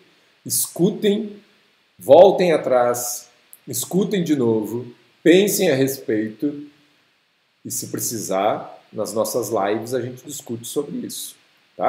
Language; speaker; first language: Portuguese; native; Portuguese